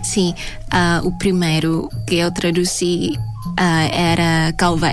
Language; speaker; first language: Portuguese; non-native, fluent; Thai